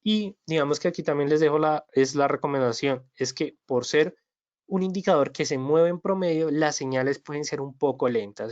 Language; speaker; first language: Spanish; native; Spanish